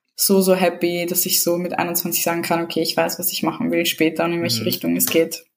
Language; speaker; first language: German; early bilingual, other home language; Serbian